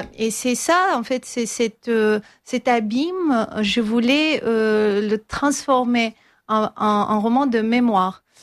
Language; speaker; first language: French; non-native, fluent; Armenian